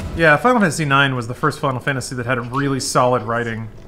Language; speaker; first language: English; native; English